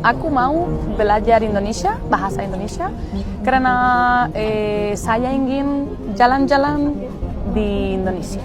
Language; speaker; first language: Indonesian; non-native, learner; Spanish